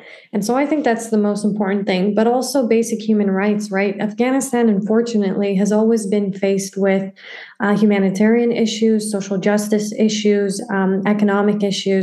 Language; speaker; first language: English; native; English